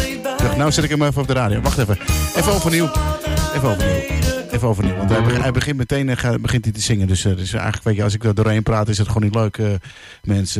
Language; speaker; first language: Dutch; native; Dutch